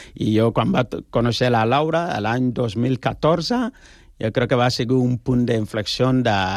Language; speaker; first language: Catalan; non-native, fluent; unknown